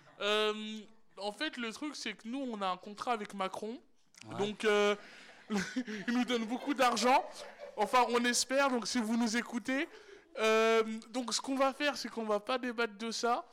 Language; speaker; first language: French; native; French